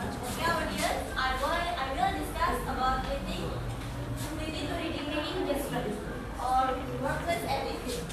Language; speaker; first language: English; non-native, learner; Indonesian